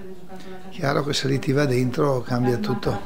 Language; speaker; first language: Italian; native; Italian